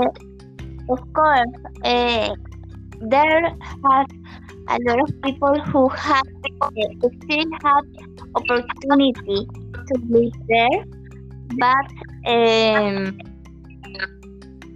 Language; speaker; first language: English; non-native, fluent; Spanish